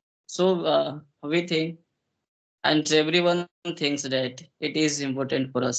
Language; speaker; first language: English; non-native, local second language; Hindi